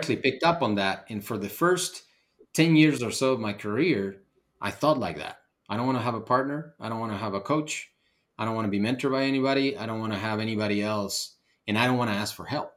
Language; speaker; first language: English; non-native, fluent; Spanish